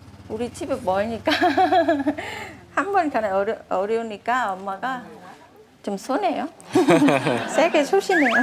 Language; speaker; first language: Korean; non-native, fluent; Vietnamese